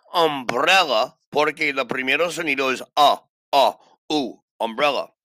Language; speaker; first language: Spanish; non-native, learner; English